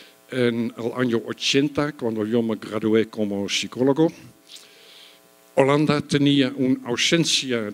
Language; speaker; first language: Spanish; non-native, fluent; Dutch